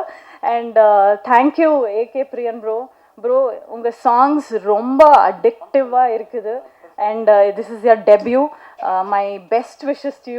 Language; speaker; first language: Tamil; non-native, learner; Kannada